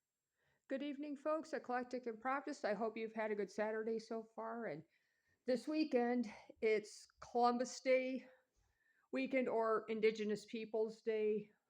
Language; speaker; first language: English; native; English